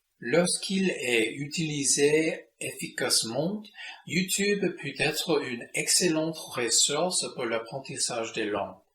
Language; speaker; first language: French; non-native, fluent; English